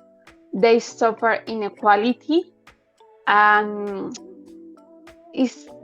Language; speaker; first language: English; non-native, learner; Spanish